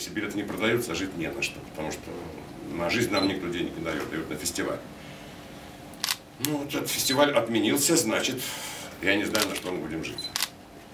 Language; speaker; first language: Russian; native; Russian